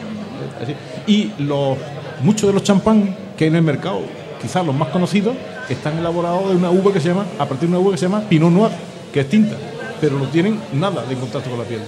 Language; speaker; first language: Spanish; native; Spanish